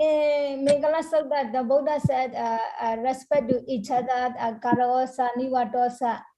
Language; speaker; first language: English; non-native, learner; Burmese